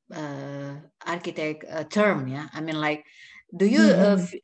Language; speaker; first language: English; non-native, learner; Indonesian